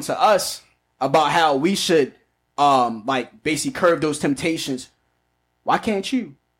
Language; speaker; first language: English; native; English